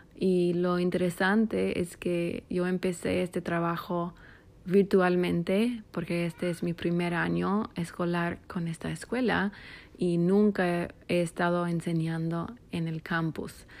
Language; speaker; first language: Spanish; non-native, fluent; English